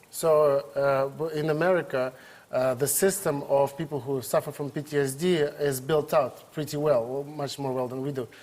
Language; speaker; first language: English; non-native, fluent; Ukrainian